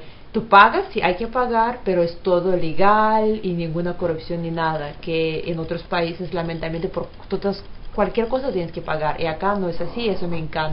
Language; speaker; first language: Spanish; non-native, fluent; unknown